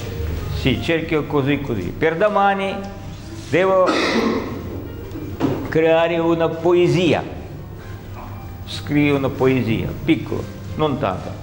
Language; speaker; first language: Italian; non-native, learner; Russian